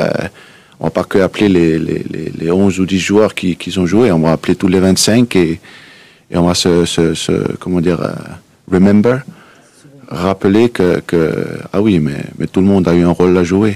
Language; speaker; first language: French; non-native, fluent; Danish